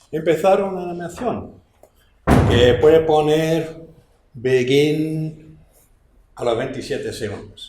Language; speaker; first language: Spanish; non-native, fluent; English